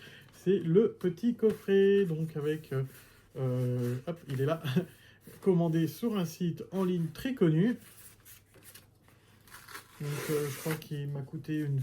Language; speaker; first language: French; native; French